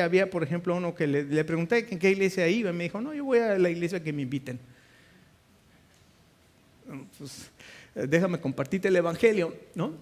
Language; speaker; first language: Spanish; native; Spanish